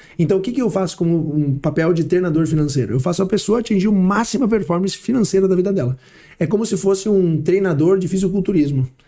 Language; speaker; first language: Portuguese; early bilingual, heritage; Portuguese